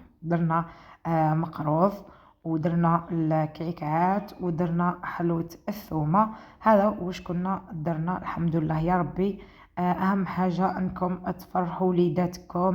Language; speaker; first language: Arabic; native; Arabic